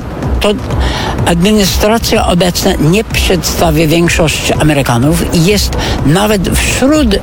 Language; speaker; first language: Polish; non-native, fluent; English